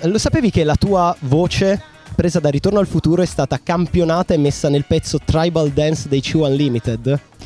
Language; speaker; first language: Italian; native; Italian